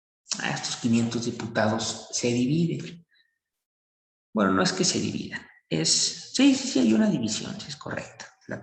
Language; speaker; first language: Spanish; native; Spanish